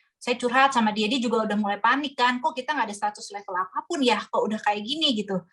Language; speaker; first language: Indonesian; native; Indonesian